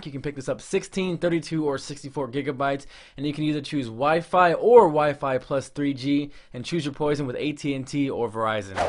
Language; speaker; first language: English; native; English